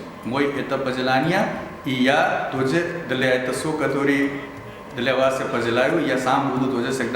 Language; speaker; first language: Russian; non-native, learner; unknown